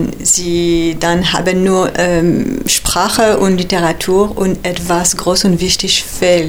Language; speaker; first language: German; non-native, fluent; French